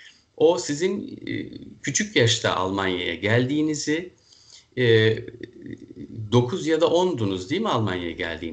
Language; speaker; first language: Turkish; native; Turkish